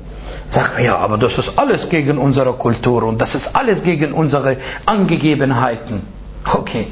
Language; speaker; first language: German; non-native, fluent; Arabic